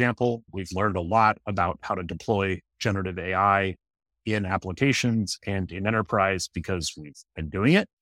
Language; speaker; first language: English; native; English